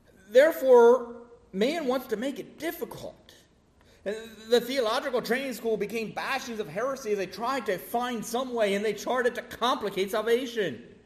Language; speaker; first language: English; native; English